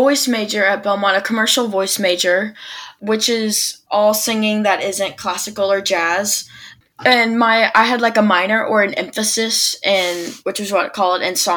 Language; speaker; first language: English; native; English